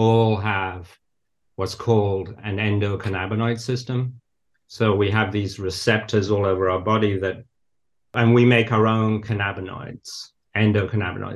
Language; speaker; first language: English; native; English